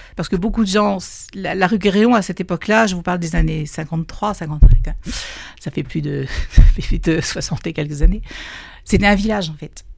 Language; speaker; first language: French; native; French